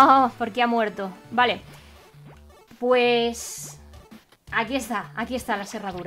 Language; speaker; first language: Spanish; native; Spanish